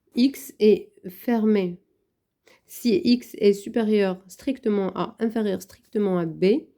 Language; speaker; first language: French; non-native, local second language; Arabic